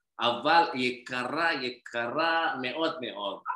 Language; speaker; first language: Hebrew; non-native, learner; Indonesian